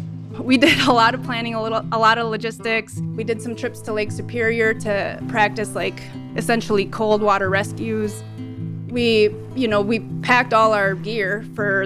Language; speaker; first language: English; native; English